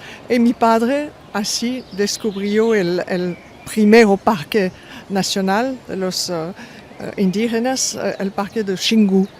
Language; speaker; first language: Spanish; non-native, fluent; French